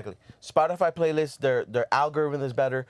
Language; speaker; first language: English; native; English